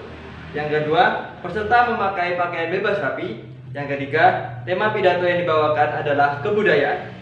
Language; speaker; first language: Indonesian; native; Indonesian